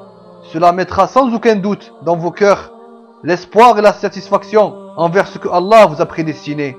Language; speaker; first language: French; non-native, local second language; Arabic